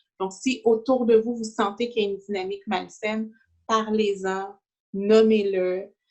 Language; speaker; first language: French; early bilingual, other home language; Haitian Creole